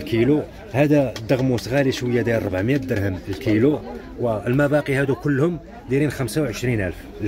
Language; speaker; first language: Arabic; native; Arabic